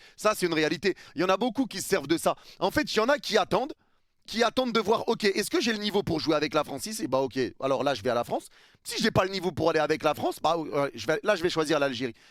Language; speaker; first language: French; early bilingual, other home language; Arabic